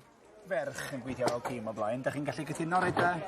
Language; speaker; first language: Welsh; native; Welsh